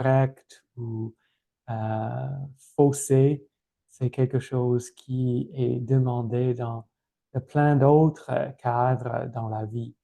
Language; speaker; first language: French; non-native, fluent; English